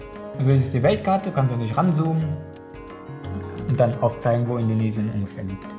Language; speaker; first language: German; non-native, fluent; Indonesian